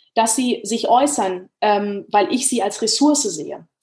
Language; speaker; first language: German; native; German